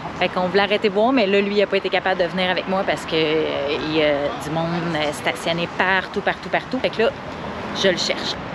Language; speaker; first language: French; native; French